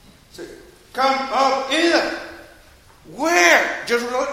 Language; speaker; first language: English; non-native, learner; Spanish